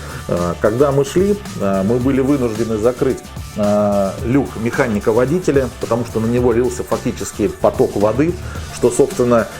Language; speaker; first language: Russian; native; Russian